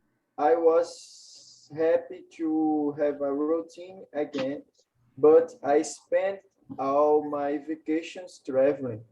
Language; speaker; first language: English; non-native, learner; Portuguese